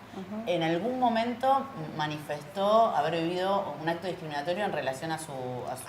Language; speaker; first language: Spanish; native; Spanish